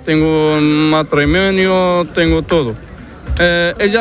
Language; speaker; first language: Spanish; non-native, learner; Arabic